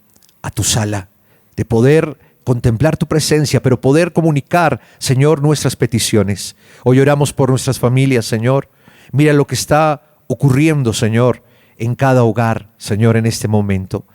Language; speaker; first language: Spanish; native; Spanish